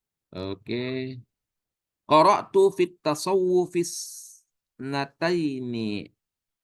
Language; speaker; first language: Arabic; non-native, fluent; Indonesian